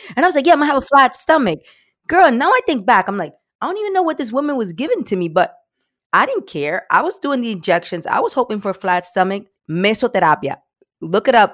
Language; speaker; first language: English; early bilingual, other home language; Spanish